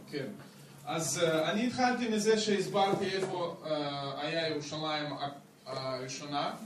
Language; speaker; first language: Hebrew; non-native, fluent; Russian